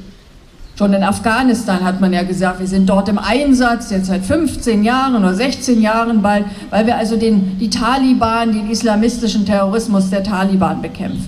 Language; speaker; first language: German; native; German